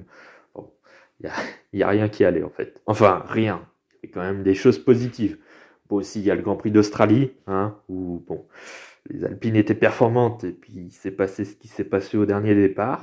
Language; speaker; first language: French; native; French